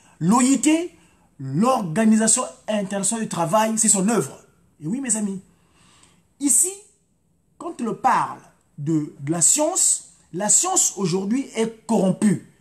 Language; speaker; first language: French; non-native, local second language; Lingala